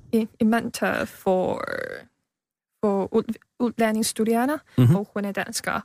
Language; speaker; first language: Danish; non-native, learner; Chinese